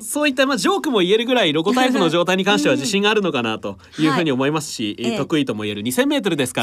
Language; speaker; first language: Japanese; native; Japanese